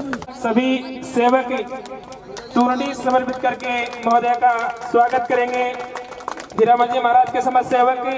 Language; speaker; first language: Hindi; native; Hindi